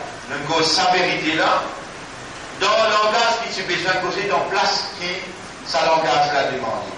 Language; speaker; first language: French; non-native, local second language; Morisyen